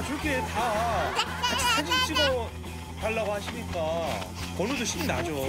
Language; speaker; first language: Korean; native; Korean